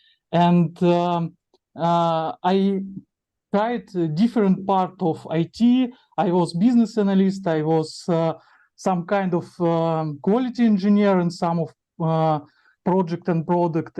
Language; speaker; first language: English; non-native, learner; Russian